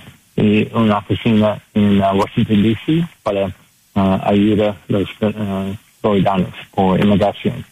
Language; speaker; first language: Spanish; non-native, learner; English